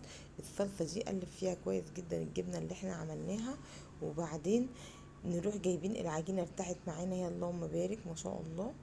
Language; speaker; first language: Arabic; native; Arabic